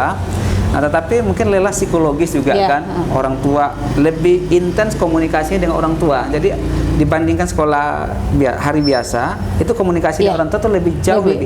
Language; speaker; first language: Indonesian; native; Indonesian